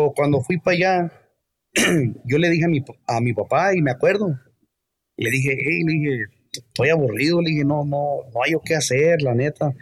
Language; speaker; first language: Spanish; early bilingual, heritage; Spanish